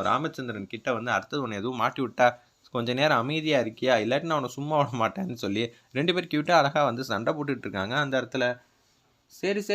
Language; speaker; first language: Tamil; native; Tamil